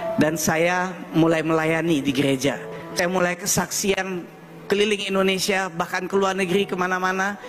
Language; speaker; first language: Indonesian; early bilingual, heritage; German